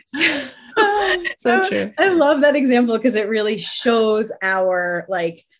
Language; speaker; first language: English; early bilingual, other home language; Persian